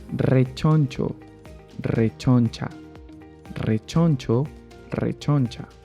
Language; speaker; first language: Spanish; native; Spanish